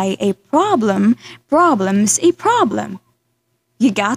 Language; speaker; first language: English; non-native, local second language; Cebuano